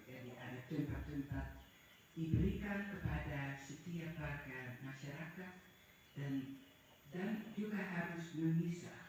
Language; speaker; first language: Indonesian; non-native, fluent; Dutch